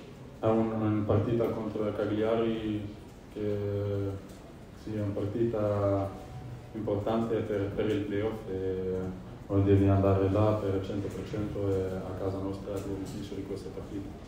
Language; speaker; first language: Italian; non-native, learner; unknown